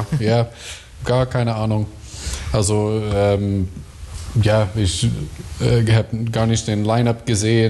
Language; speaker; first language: German; non-native, learner; English